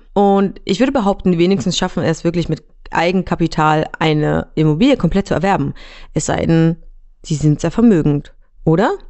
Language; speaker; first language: German; native; German